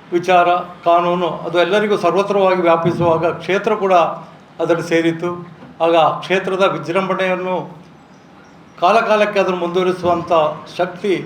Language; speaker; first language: Kannada; native; Kannada